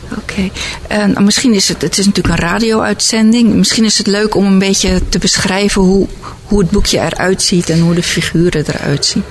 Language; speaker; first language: Dutch; native; Dutch